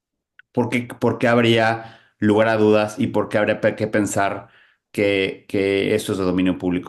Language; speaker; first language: Spanish; native; Spanish